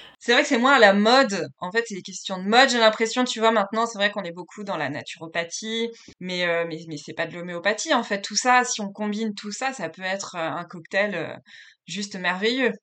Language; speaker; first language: French; native; French